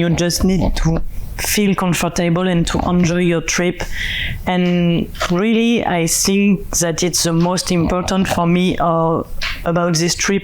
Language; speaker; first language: English; non-native, fluent; French